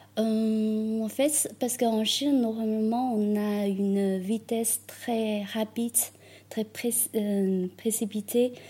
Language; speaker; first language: French; non-native, fluent; Chinese